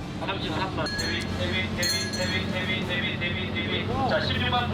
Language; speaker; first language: Korean; native; Korean